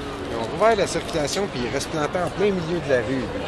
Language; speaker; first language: French; native; French